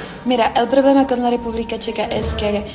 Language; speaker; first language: Spanish; non-native, fluent; Czech